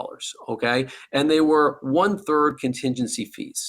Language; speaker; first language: English; native; English